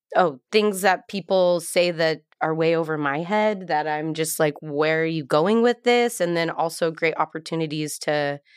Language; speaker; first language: English; native; English